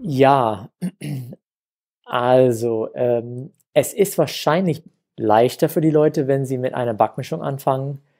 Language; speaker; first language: German; non-native, fluent; English